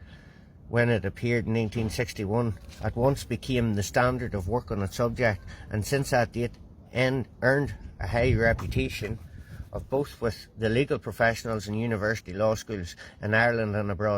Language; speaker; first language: English; native; English